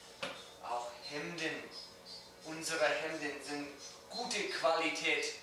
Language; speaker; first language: German; non-native, learner; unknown